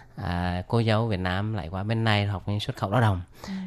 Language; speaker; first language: Vietnamese; native; Vietnamese